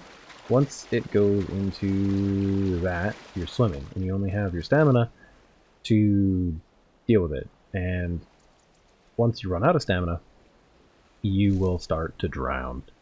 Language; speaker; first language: English; native; English